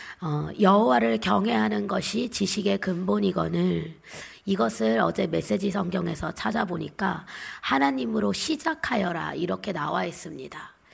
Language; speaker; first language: Korean; native; Korean